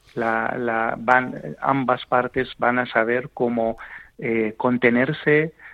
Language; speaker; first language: Spanish; non-native, fluent; Arabic